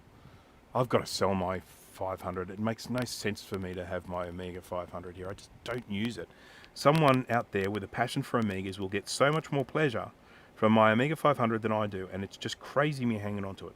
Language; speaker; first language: English; native; English